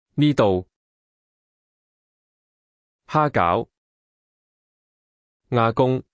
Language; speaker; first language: Cantonese; non-native, learner; Chinese